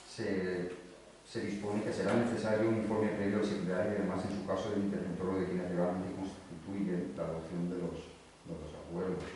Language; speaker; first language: Spanish; non-native, local second language; Catalan